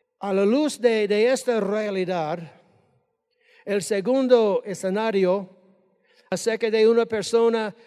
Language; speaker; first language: Spanish; non-native, fluent; English